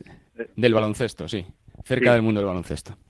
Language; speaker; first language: Spanish; native; Spanish